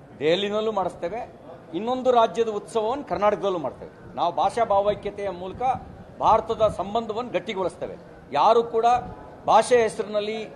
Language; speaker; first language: Kannada; native; Kannada